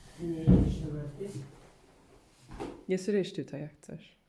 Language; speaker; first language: Polish; non-native, learner; English